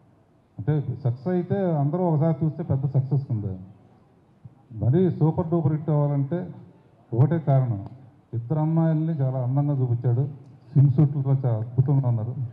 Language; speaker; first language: Telugu; native; Telugu